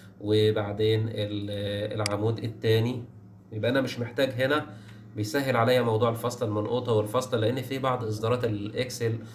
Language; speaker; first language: Arabic; native; Arabic